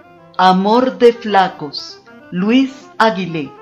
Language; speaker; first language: Spanish; native; Spanish